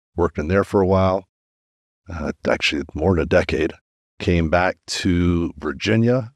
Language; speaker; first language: English; native; English